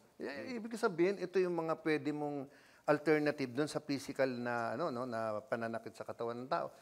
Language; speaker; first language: Filipino; native; Filipino